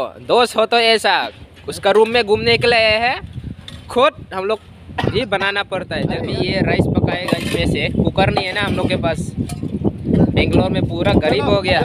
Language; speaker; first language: Hindi; non-native, local second language; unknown